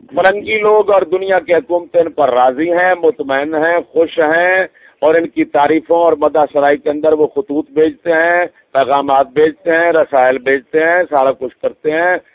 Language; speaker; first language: Urdu; native; Urdu